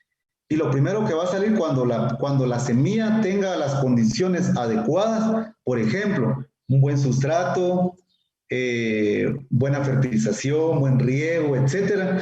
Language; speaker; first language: Spanish; native; Spanish